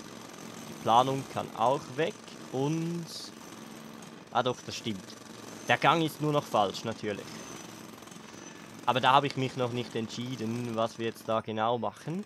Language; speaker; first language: German; native; German